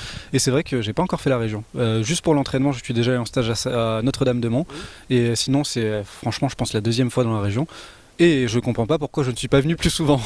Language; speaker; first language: French; native; French